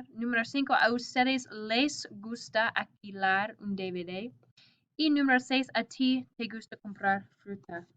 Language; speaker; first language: Spanish; non-native, fluent; English